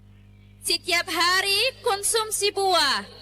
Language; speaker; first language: Indonesian; non-native, learner; Arabic